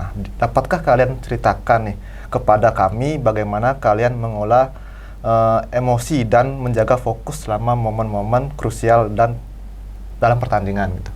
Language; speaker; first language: Indonesian; non-native, local second language; Balinese